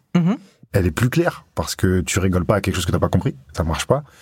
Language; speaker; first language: French; native; French